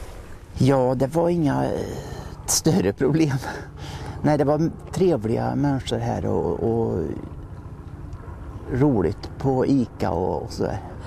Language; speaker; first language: Swedish; native; Swedish